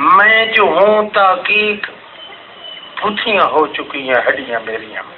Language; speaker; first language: Urdu; non-native, local second language; Saraiki